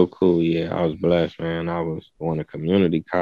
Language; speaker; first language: English; native; English